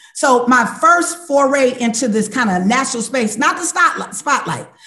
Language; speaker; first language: English; native; English